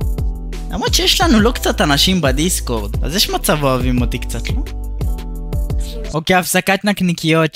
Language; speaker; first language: Hebrew; native; Hebrew